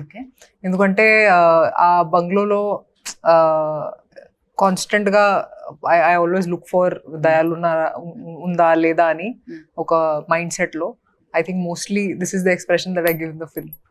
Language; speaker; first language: Telugu; non-native, local second language; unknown